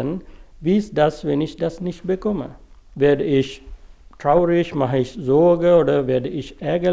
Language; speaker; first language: German; non-native, fluent; Sinhala